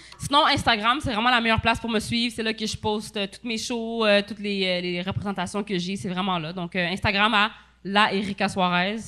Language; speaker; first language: French; native; French